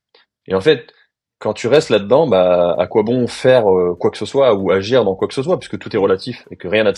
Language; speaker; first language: French; native; French